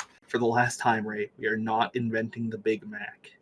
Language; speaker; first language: English; native; English